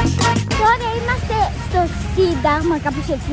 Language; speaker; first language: Greek; early bilingual, heritage; Greek